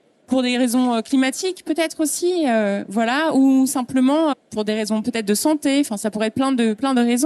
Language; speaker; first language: French; native; French